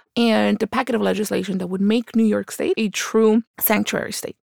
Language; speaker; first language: English; early bilingual, other home language; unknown